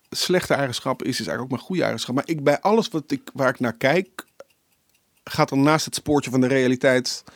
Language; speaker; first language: Dutch; native; Dutch